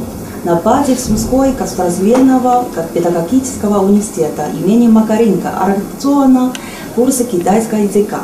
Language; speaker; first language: Ukrainian; non-native, learner; Chinese